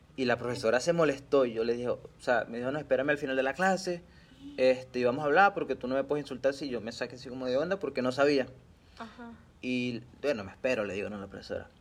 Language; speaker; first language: Spanish; native; Spanish